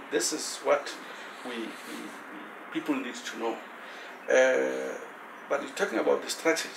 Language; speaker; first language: English; non-native, local second language; Tswana